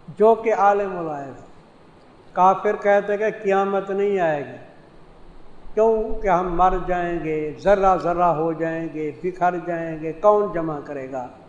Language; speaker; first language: Urdu; non-native, local second language; Saraiki